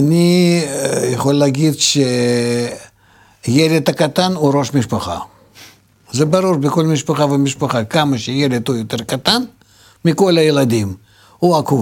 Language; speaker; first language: Hebrew; non-native, fluent; Russian